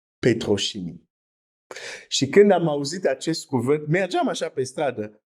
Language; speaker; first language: Romanian; non-native, fluent; French